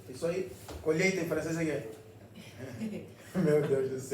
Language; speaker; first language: Portuguese; non-native, fluent; Lingala